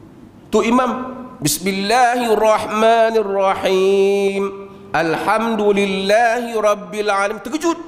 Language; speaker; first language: Malay; native; Malay